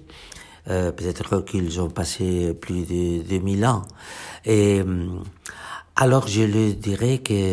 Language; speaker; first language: French; non-native, fluent; Catalan